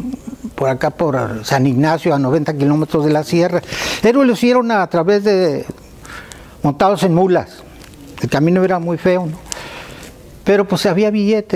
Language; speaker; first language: Spanish; native; Spanish